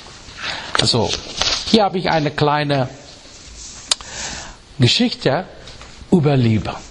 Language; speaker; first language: German; non-native, fluent; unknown